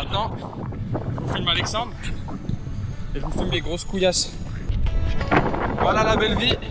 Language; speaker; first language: French; native; French